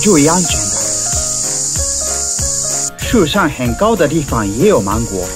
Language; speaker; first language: Chinese; non-native, fluent; Japanese